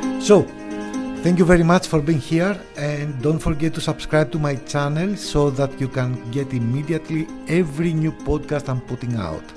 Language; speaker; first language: English; non-native, fluent; Greek